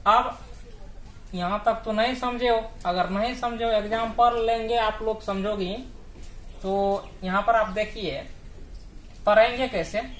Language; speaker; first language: Hindi; native; Hindi